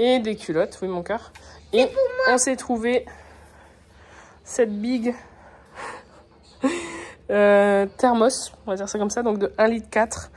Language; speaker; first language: French; native; French